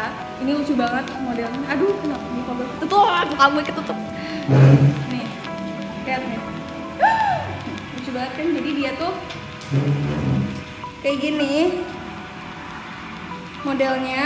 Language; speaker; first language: Indonesian; native; Indonesian